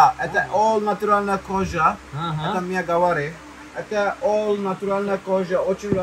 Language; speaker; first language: Russian; non-native, learner; Turkish